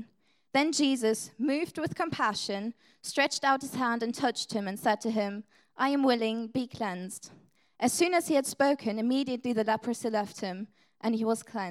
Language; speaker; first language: English; non-native, fluent; German